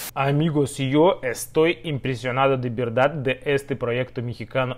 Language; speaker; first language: Spanish; non-native, learner; Russian